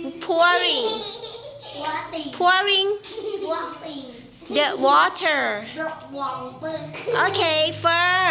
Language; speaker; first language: English; non-native, fluent; Thai